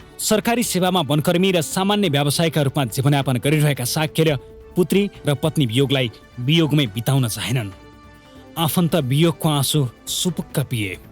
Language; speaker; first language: Nepali; native; Nepali